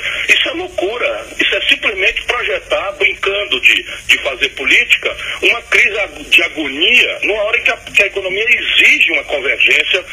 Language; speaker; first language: Portuguese; native; Portuguese